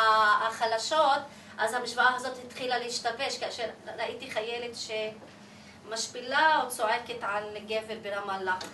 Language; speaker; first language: Hebrew; non-native, local second language; Arabic